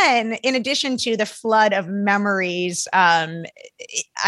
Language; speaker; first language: English; native; English